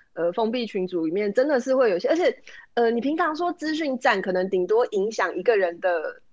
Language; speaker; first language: Chinese; native; Chinese